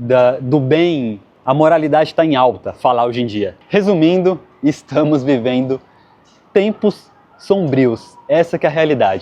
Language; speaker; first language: Portuguese; native; Portuguese